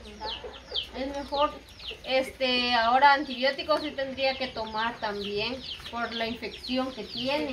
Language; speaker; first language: Spanish; native; Spanish